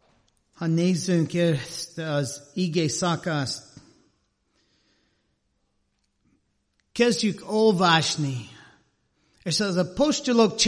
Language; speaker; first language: Hungarian; non-native, learner; English